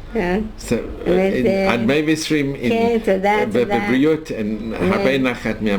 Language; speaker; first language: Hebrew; non-native, learner; English